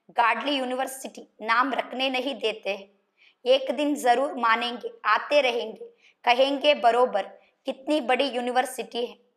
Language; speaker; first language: Hindi; non-native, local second language; Kannada